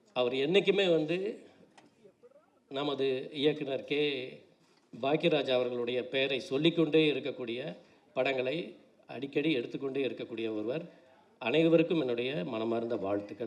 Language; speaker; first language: Tamil; native; Tamil